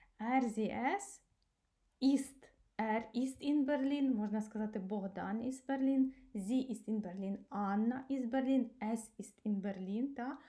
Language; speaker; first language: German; non-native, fluent; Ukrainian